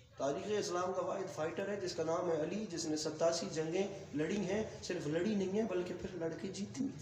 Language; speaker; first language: Urdu; non-native, local second language; Punjabi